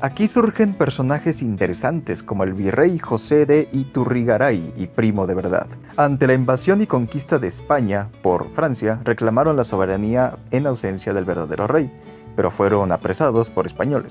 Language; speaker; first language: Spanish; native; Spanish